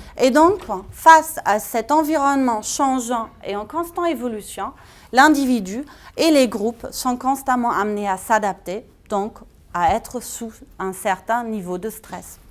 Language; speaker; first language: French; non-native, fluent; German